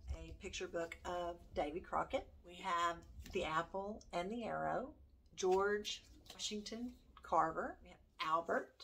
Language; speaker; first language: English; native; English